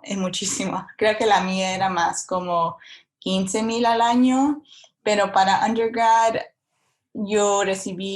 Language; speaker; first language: Spanish; early bilingual, heritage; Spanish